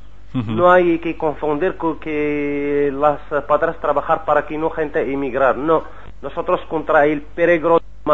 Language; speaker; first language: Spanish; non-native, learner; Arabic